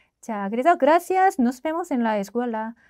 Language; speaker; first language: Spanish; non-native, fluent; Korean